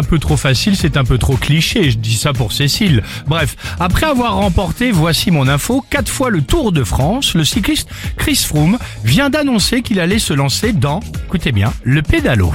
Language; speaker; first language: French; native; French